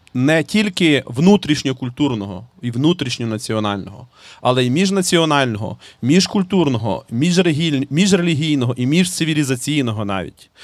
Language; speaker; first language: Ukrainian; native; Ukrainian